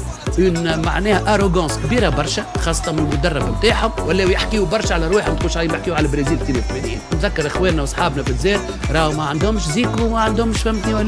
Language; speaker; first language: Arabic; native; Arabic